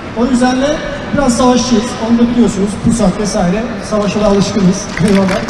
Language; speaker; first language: Turkish; early bilingual, heritage; Turkish